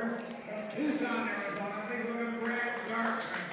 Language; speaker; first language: English; native; English